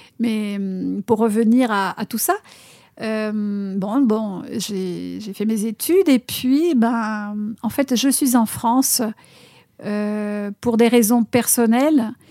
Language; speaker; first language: French; non-native, fluent; Spanish